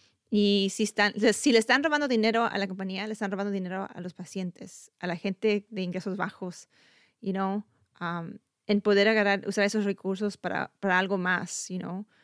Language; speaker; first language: Spanish; early bilingual, heritage; Spanish